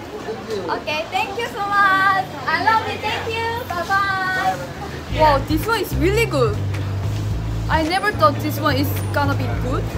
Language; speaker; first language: English; non-native, learner; Korean